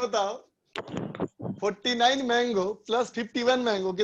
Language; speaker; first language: Hindi; native; Hindi